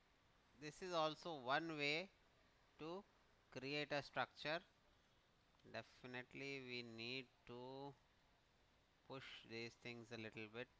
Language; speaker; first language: English; non-native, local second language; Hindi